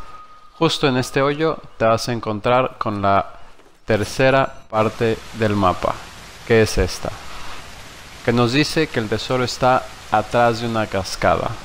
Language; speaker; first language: Spanish; native; Spanish